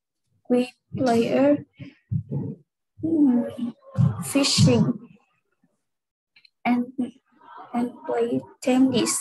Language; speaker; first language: English; non-native, learner; Vietnamese